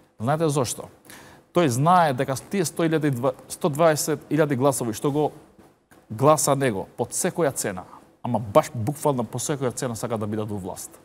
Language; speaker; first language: Macedonian; non-native, local second language; Albanian